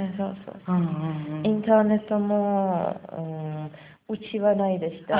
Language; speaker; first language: Japanese; non-native, learner; Persian